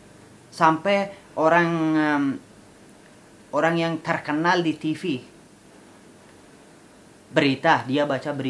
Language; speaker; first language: Indonesian; non-native, fluent; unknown